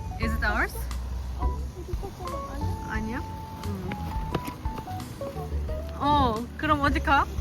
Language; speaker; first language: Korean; non-native, learner; Turkish